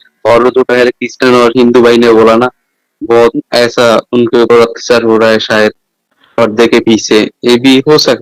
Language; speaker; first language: Hindi; non-native, fluent; Bangla